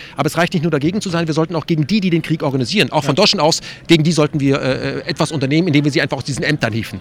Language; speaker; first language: German; native; German